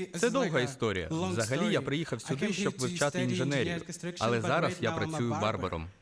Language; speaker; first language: Ukrainian; non-native, learner; Portuguese